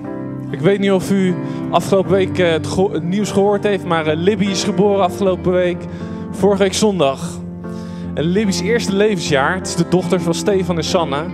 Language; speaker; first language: Dutch; native; Dutch